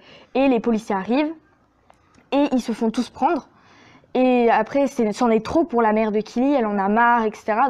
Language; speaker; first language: French; native; French